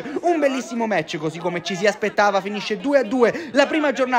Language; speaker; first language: Italian; native; Italian